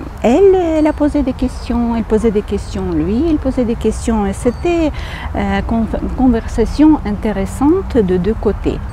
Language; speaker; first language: French; non-native, fluent; Ukrainian